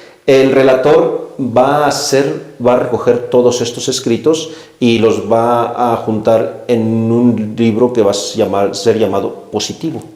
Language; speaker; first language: Spanish; native; Spanish